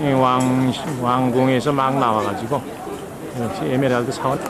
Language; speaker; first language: Korean; native; Korean